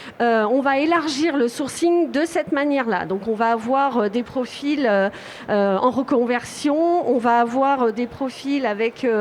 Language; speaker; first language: French; native; French